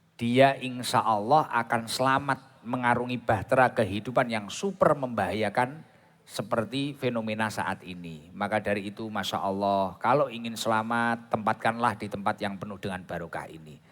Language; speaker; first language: Indonesian; non-native, local second language; Javanese